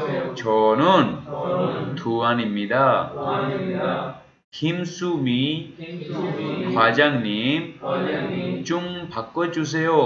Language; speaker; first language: Korean; non-native, fluent; Urdu